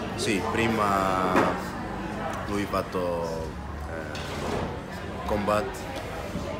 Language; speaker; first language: Italian; non-native, learner; Dutch